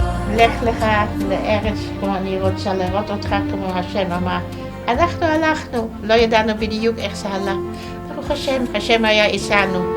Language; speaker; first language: Hebrew; non-native, fluent; German